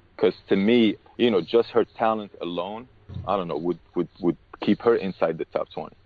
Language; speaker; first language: English; early bilingual, other home language; Arabic